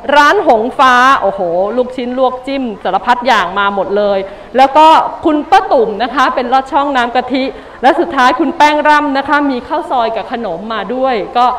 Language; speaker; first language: Thai; native; Thai